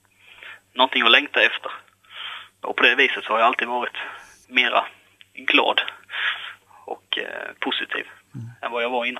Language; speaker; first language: Swedish; native; Swedish